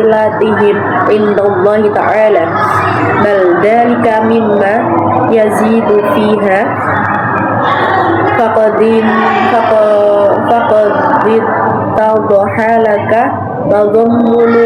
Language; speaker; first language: Arabic; non-native, learner; Indonesian